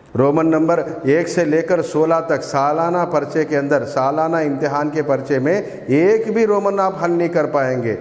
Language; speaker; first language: Urdu; native; Urdu